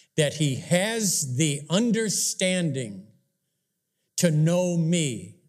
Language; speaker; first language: English; native; English